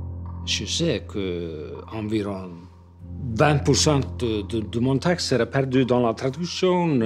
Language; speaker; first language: French; non-native, fluent; Icelandic